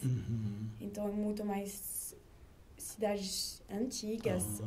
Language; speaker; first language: Portuguese; non-native, learner; French